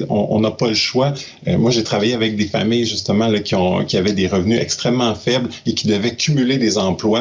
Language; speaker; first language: French; native; French